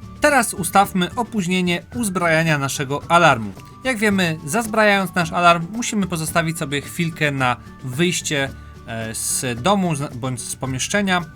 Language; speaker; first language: Polish; native; Polish